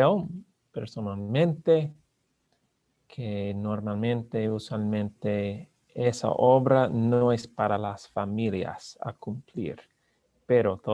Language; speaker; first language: Spanish; non-native, learner; English